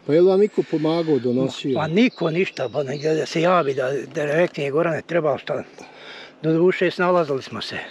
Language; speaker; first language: Bosnian; native; Bosnian